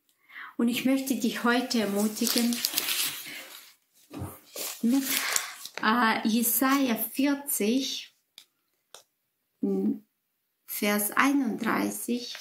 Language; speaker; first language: German; non-native, fluent; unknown